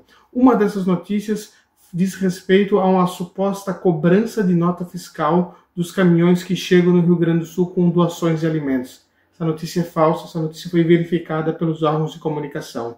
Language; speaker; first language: Portuguese; native; Portuguese